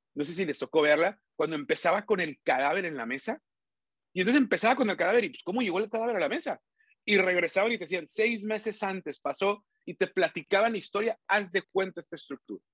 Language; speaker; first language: Spanish; native; Spanish